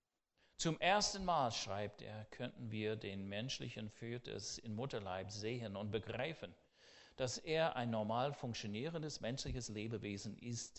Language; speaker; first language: German; non-native, fluent; English